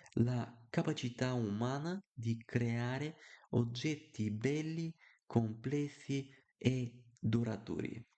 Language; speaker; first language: Italian; non-native, learner; Bulgarian